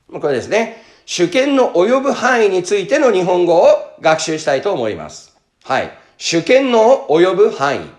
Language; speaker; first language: Japanese; native; Japanese